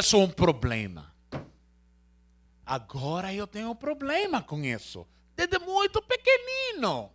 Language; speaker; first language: Portuguese; non-native, learner; Spanish